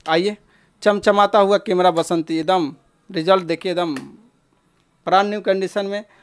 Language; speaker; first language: Hindi; native; Hindi